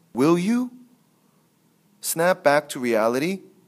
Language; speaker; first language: English; non-native, fluent; Korean